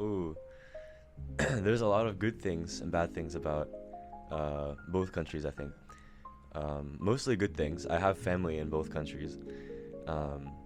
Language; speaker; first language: English; early bilingual, other home language; Japanese